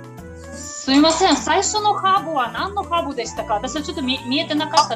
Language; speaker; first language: Japanese; non-native, fluent; Russian